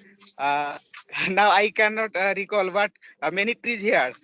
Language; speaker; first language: English; non-native, learner; Odia